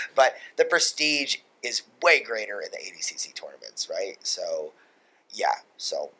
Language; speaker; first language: English; native; English